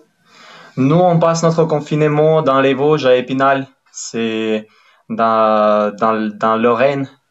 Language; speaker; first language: French; non-native, fluent; Ukrainian